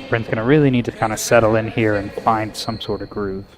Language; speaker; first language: English; native; English